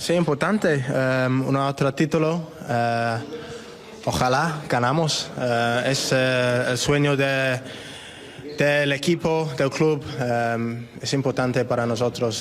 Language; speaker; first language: Spanish; non-native, learner; English